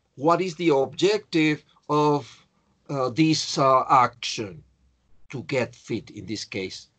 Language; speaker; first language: English; non-native, fluent; Spanish